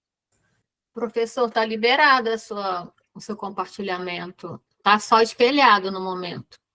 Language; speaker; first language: Portuguese; native; Portuguese